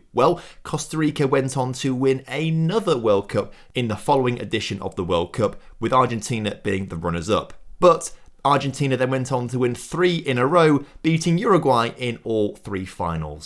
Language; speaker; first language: English; native; English